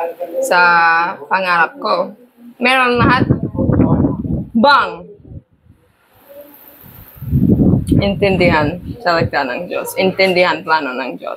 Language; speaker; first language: Filipino; non-native, learner; English